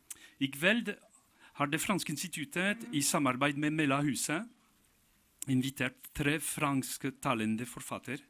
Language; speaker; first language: Norwegian; non-native, fluent; French